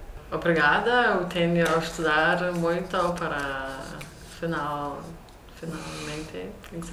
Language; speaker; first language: Portuguese; non-native, learner; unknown